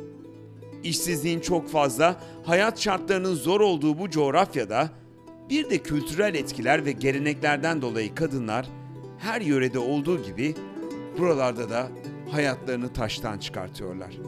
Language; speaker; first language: Turkish; native; Turkish